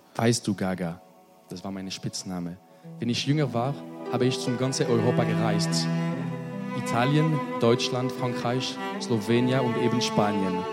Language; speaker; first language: German; non-native, learner; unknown